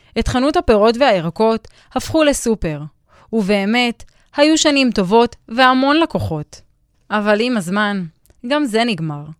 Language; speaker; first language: Hebrew; native; Hebrew